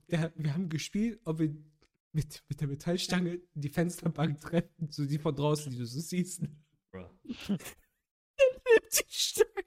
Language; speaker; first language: German; native; German